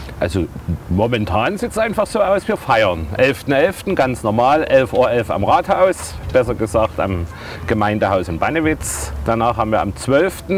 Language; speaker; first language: German; native; German